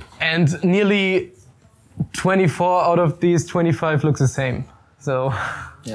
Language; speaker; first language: English; non-native, fluent; German